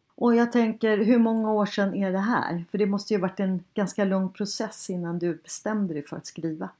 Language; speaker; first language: Swedish; native; Swedish